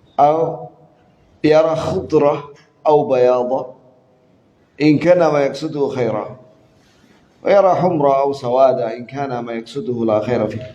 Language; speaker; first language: Arabic; non-native, fluent; Indonesian